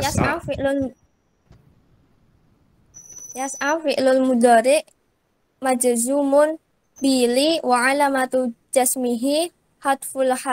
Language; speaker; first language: Arabic; non-native, learner; Indonesian